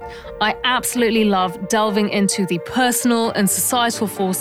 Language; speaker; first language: English; native; English